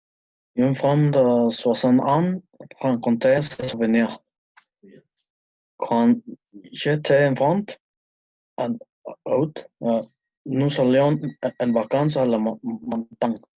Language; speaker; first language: French; non-native, learner; Spanish